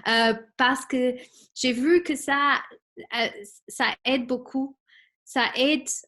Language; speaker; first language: French; non-native, fluent; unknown